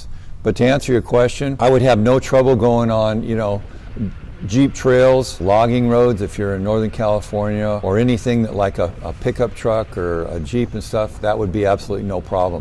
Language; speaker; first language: English; native; English